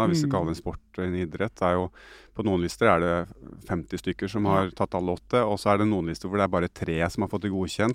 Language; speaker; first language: Norwegian; native; Norwegian